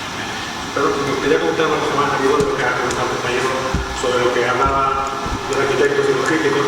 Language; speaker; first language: Spanish; native; Spanish